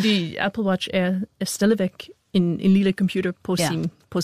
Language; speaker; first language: Danish; non-native, fluent; English